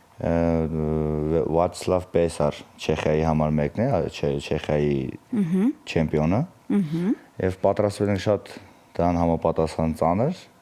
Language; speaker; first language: Armenian; early bilingual, heritage; Armenian